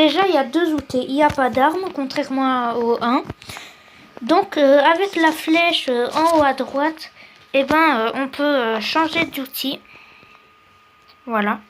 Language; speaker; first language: French; native; French